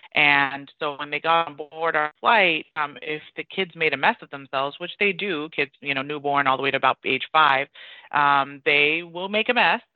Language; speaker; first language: English; early bilingual, other home language; Persian